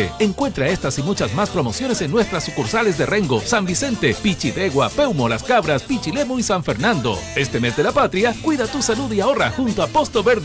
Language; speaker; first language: Spanish; native; Spanish